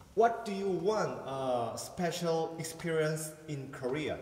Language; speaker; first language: English; non-native, learner; Korean